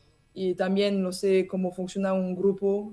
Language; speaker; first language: Spanish; non-native, learner; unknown